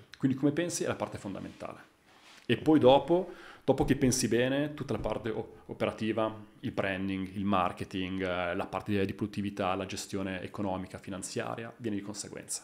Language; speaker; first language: Italian; native; Italian